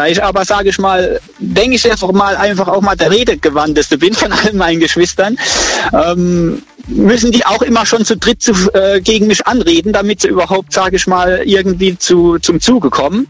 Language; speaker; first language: German; native; German